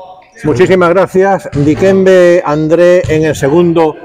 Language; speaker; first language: Spanish; native; Spanish